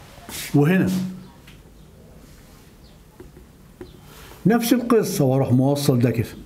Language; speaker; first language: Arabic; native; Arabic